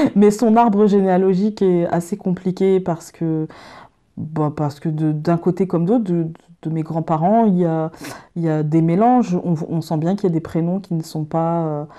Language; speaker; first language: French; native; French